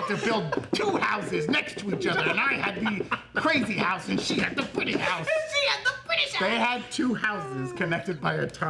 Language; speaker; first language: English; native; English